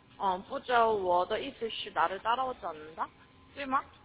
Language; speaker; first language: Chinese; non-native, learner; Korean